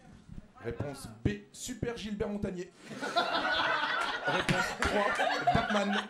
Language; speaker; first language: French; native; French